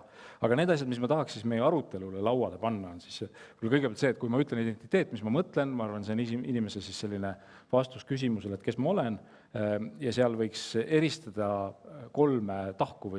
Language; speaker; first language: Estonian; native; Estonian